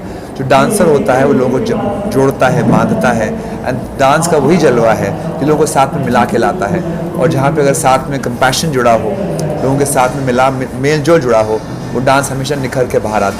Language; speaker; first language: Hindi; native; Hindi